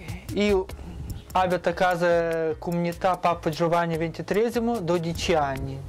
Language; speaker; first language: Italian; non-native, learner; Russian